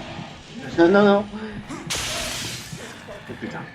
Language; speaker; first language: French; native; French